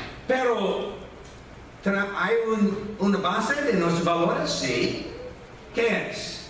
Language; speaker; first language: Spanish; non-native, fluent; English